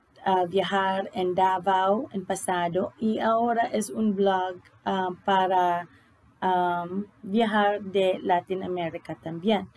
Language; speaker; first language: Spanish; non-native, learner; English